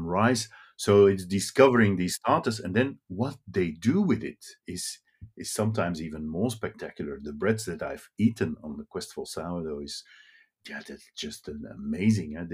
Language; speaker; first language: English; non-native, fluent; Dutch